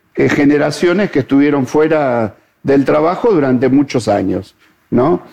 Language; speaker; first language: Spanish; native; Spanish